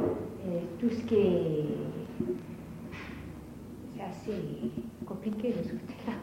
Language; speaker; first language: French; native; French